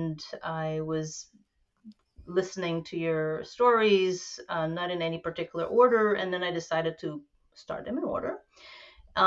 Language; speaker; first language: English; native; English